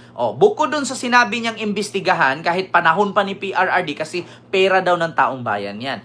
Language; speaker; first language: Filipino; native; Filipino